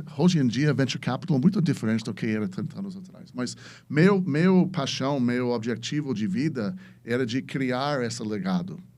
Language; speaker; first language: Portuguese; non-native, fluent; English